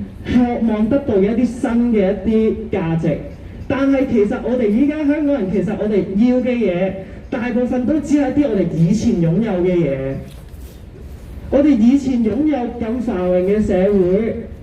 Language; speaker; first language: Cantonese; native; Cantonese